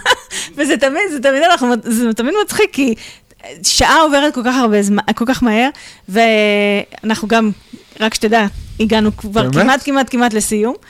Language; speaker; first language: Hebrew; native; Hebrew